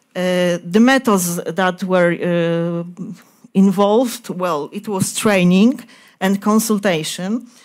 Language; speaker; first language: English; non-native, fluent; Polish